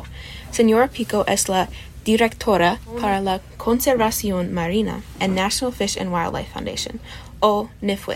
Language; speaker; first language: Spanish; non-native, learner; English